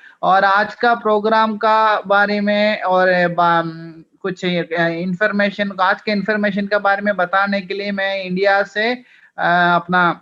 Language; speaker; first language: Hindi; non-native, local second language; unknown